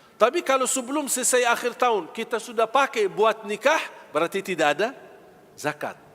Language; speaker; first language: Malay; non-native, fluent; Arabic